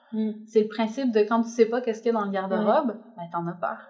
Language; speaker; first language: French; native; French